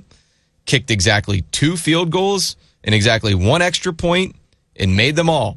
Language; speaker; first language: English; native; English